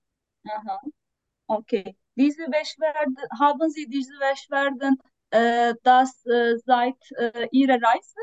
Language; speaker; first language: German; non-native, learner; Turkish